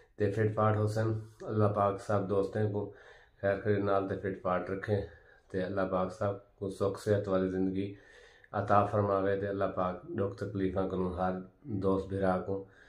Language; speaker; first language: Punjabi; non-native, local second language; Saraiki